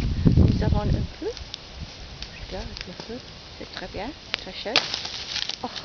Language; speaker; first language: French; non-native, learner; English